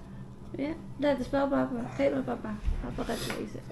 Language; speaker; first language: Dutch; non-native, learner; Filipino